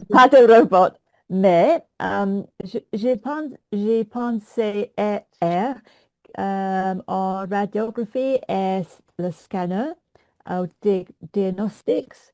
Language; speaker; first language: French; non-native, learner; English